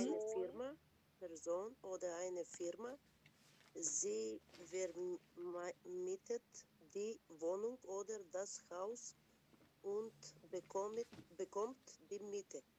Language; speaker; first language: German; non-native, learner; Macedonian